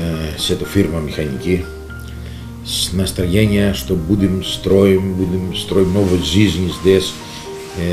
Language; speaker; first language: Russian; non-native, learner; Greek